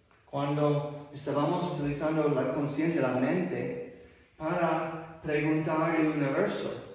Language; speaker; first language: Spanish; non-native, fluent; English